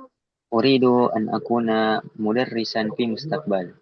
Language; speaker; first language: Arabic; non-native, learner; Indonesian